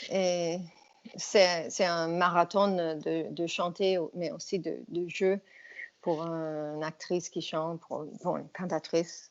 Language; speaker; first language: French; non-native, fluent; English